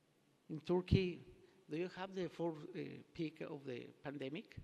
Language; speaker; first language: English; non-native, learner; Spanish